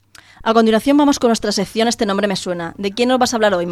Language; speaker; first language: Spanish; native; Spanish